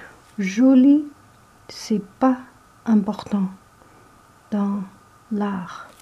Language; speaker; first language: French; non-native, learner; Chinese